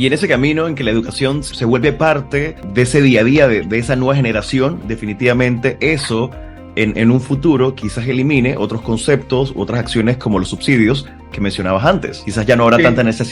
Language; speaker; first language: Spanish; native; Spanish